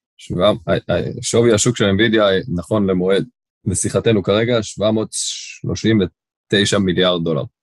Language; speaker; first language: Hebrew; native; Hebrew